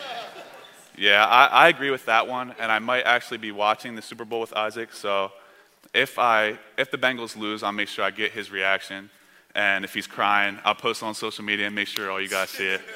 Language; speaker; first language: English; native; English